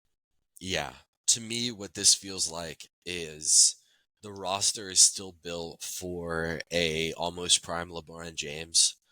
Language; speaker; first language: English; native; English